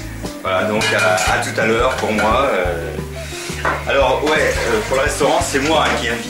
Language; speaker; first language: French; native; French